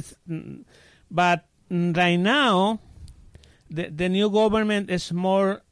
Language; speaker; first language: English; non-native, learner; Spanish